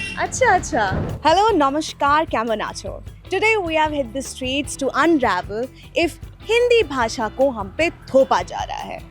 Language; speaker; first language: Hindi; non-native, local second language; Bangla